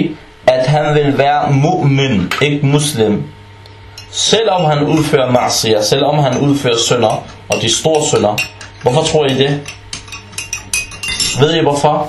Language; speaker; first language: Danish; early bilingual, other home language; Arabic